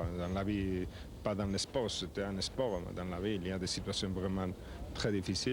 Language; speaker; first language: French; non-native, learner; Spanish